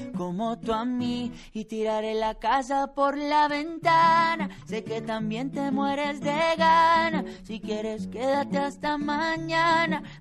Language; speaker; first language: Spanish; native; Spanish